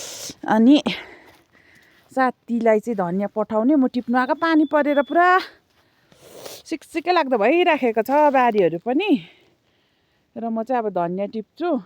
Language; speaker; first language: Nepali; non-native, local second language; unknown